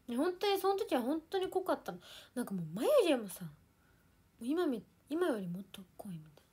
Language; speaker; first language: Japanese; native; Japanese